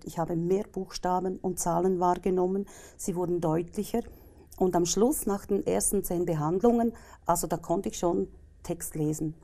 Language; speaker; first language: German; native; German